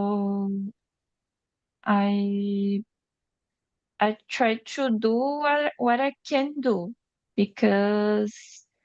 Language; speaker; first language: English; non-native, learner; Portuguese